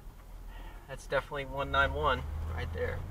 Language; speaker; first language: English; native; English